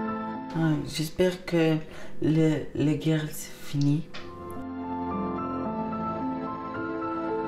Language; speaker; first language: French; non-native, learner; Arabic